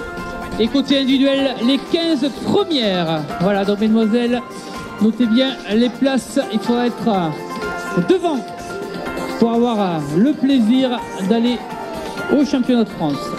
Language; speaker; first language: French; native; French